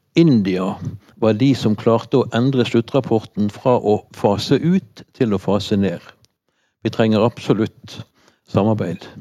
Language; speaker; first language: Norwegian; native; Norwegian